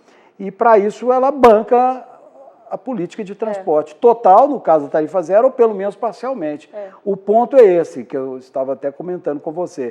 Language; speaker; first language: Portuguese; native; Portuguese